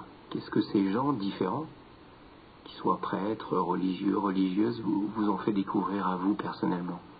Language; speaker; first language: French; native; French